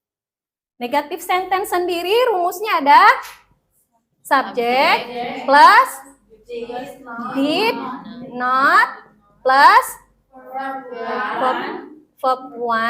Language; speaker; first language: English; non-native, fluent; Indonesian